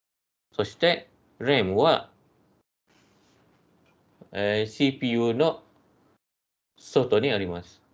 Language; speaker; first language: Japanese; non-native, fluent; Malay